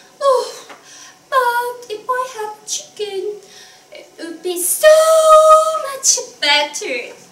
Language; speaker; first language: English; non-native, fluent; Korean